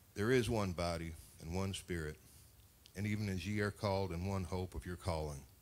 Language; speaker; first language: English; non-native, fluent; Spanish